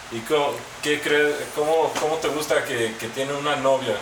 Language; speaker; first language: Spanish; early bilingual, heritage; Spanish